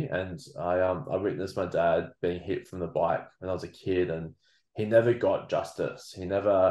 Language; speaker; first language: English; native; English